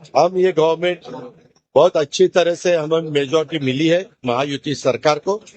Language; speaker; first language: Hindi; non-native, local second language; Marathi